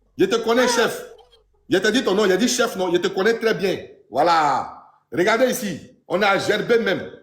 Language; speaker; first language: French; native; French